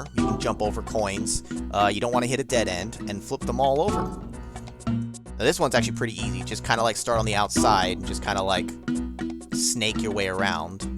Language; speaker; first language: English; native; English